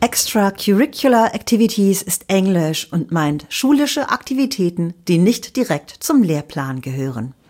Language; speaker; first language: German; native; German